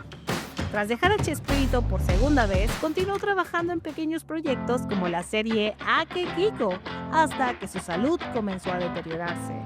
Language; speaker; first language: Spanish; native; Spanish